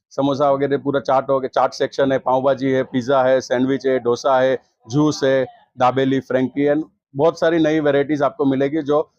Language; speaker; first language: Hindi; non-native, local second language; Gujarati